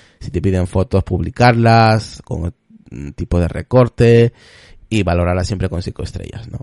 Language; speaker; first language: Spanish; native; Spanish